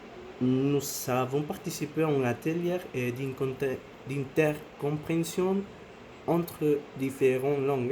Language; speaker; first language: French; non-native, learner; Spanish